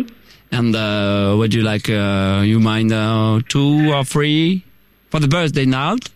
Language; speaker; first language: English; non-native, learner; French